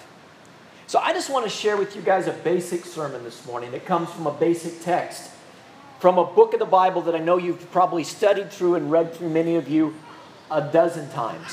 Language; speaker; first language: English; native; English